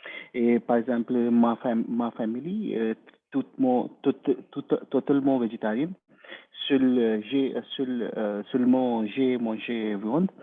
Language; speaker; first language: French; non-native, learner; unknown